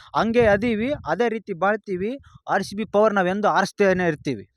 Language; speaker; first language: Kannada; native; Kannada